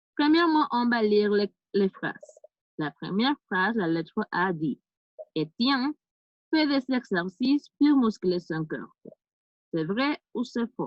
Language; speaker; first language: French; non-native, fluent; Spanish